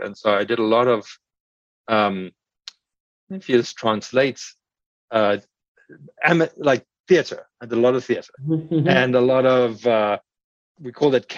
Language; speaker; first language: English; native; English